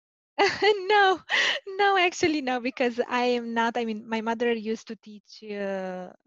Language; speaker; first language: English; non-native, fluent; Romanian